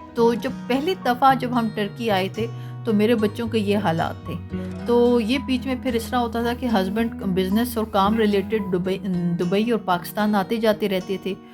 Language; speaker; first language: Urdu; native; Urdu